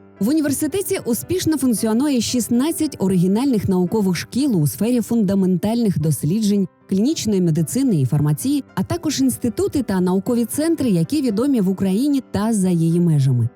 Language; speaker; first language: Ukrainian; native; Ukrainian